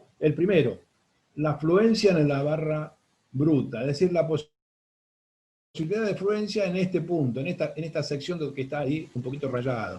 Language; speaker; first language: Spanish; native; Spanish